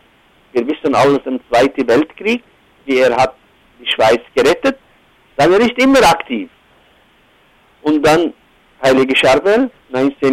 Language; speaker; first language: German; non-native, fluent; Arabic